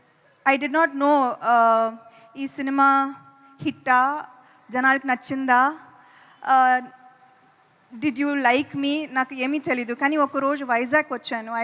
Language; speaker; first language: Telugu; non-native, fluent; Tamil